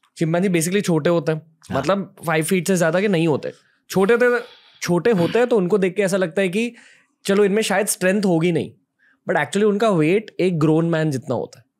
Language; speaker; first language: Hindi; native; Hindi